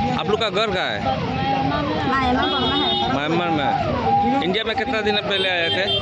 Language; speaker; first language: Hindi; non-native, local second language; Bangla